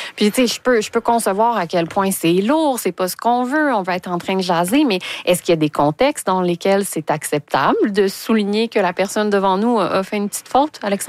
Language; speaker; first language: French; native; French